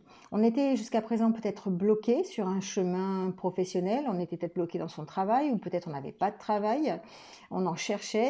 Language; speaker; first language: French; native; French